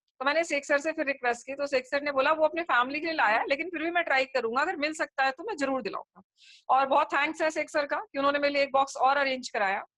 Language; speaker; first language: Hindi; native; Hindi